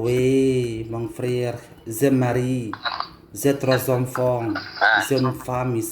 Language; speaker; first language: French; non-native, learner; Indonesian